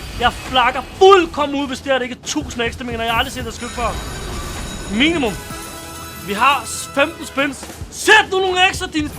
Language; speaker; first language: Danish; native; Danish